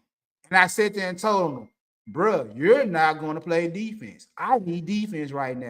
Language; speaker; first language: English; native; English